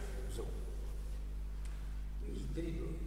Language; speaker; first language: Dutch; non-native, learner; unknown